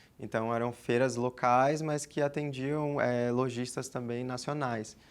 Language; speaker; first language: Portuguese; native; Portuguese